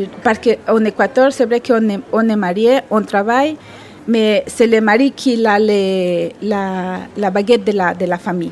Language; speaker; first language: French; non-native, fluent; Spanish